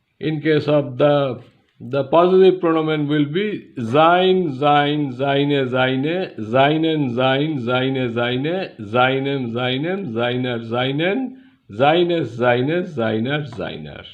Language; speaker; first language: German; non-native, fluent; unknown